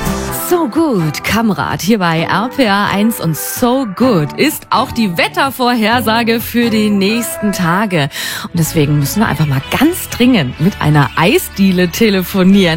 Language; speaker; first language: German; native; German